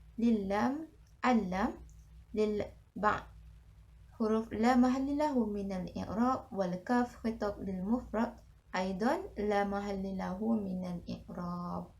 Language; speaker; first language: Arabic; non-native, learner; Malay